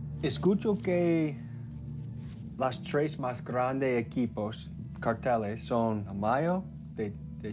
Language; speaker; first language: Spanish; non-native, learner; English